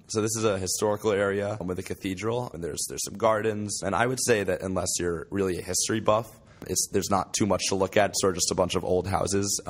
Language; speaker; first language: English; native; English